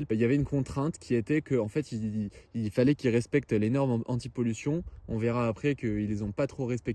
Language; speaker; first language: French; native; French